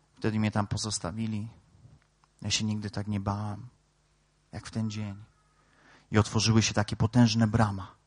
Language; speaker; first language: Polish; native; Polish